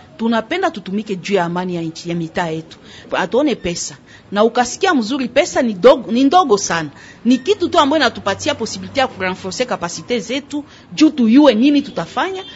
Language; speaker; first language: Swahili; native; Swahili